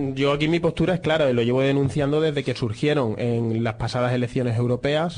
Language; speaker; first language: Spanish; native; Spanish